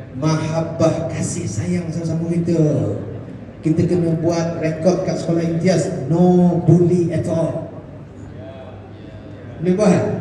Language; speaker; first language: Malay; native; Malay